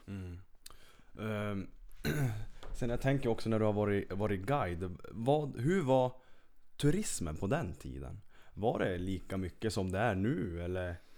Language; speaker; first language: Swedish; native; Swedish